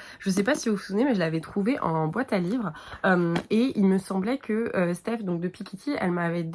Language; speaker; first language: French; native; French